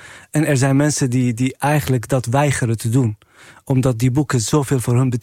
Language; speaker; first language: Dutch; non-native, fluent; Arabic